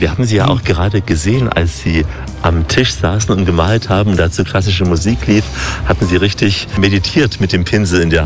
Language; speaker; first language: German; native; German